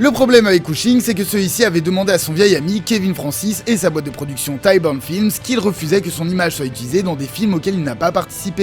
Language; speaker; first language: French; native; French